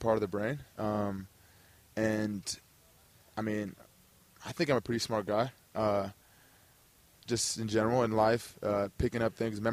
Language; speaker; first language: English; early bilingual, other home language; German